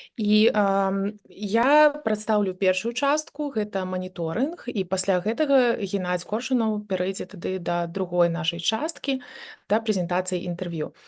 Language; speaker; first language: Belarusian; native; Belarusian